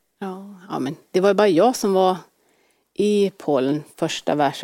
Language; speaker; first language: Swedish; native; Swedish